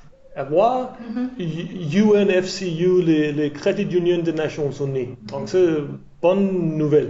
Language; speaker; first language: French; non-native, learner; English